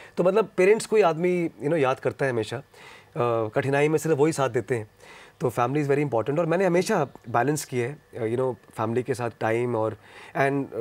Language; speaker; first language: Hindi; non-native, local second language; Punjabi